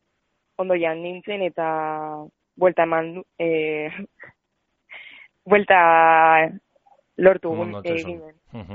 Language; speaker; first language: Basque; non-native, local second language; Spanish